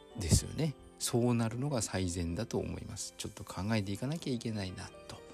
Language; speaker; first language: Japanese; native; Japanese